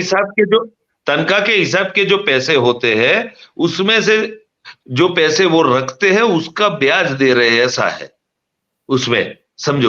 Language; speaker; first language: Hindi; non-native, local second language; Gujarati